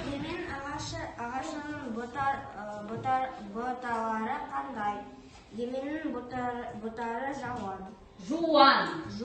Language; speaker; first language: Kazakh; non-native, local second language; Russian